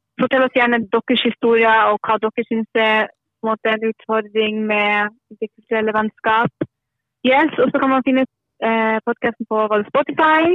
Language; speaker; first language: Norwegian; native; Norwegian